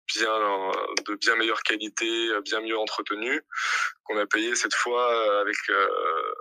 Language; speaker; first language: French; native; French